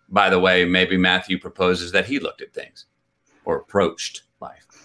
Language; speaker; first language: English; native; English